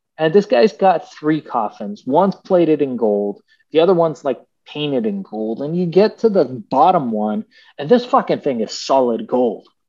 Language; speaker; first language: English; early bilingual, other home language; Persian